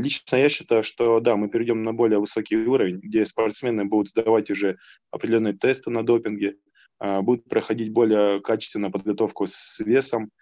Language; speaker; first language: Russian; native; Russian